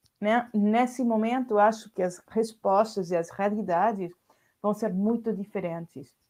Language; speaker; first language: Portuguese; non-native, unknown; Spanish